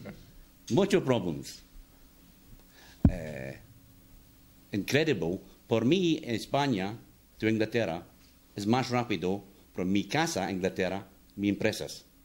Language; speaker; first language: Spanish; non-native, learner; English